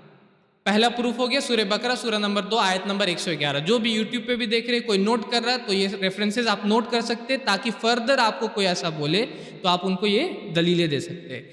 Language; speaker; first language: Urdu; native; Urdu